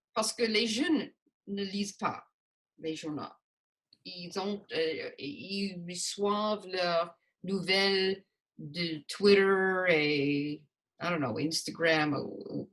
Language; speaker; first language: French; non-native, local second language; English